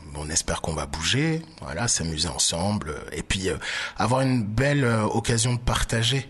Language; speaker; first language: French; early bilingual, other home language; Baoulé